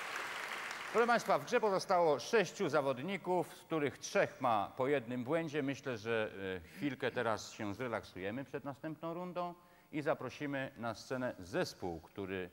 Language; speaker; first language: Polish; native; Polish